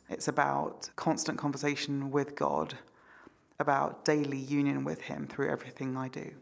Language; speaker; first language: English; native; English